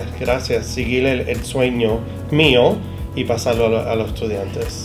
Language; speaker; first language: Spanish; early bilingual, heritage; Spanish